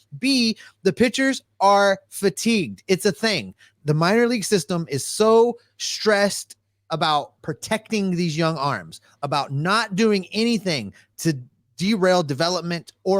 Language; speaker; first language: English; native; English